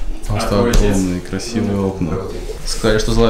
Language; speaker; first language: Russian; native; Russian